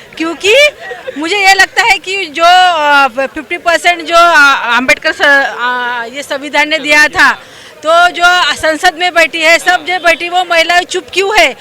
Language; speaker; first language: Hindi; non-native, local second language; Marathi